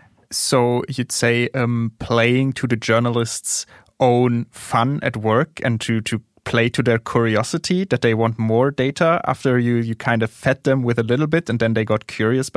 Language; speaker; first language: English; non-native, fluent; German